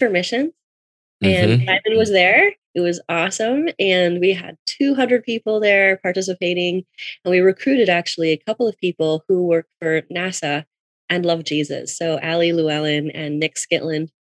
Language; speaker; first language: English; native; English